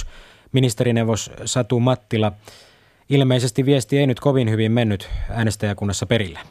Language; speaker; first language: Finnish; native; Finnish